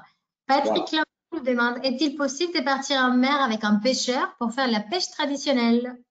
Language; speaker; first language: French; native; French